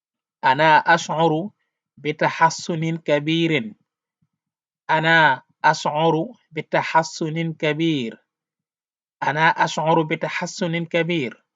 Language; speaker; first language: Arabic; non-native, fluent; Wolof